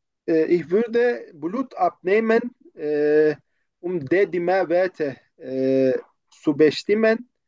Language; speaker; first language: German; non-native, learner; Turkish